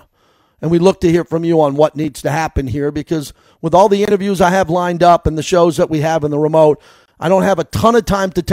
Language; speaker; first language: English; native; English